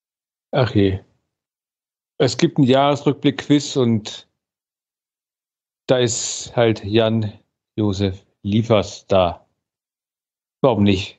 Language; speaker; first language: German; native; German